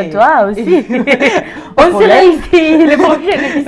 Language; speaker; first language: French; non-native, learner; Spanish